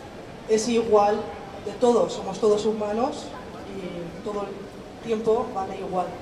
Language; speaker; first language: Spanish; non-native, fluent; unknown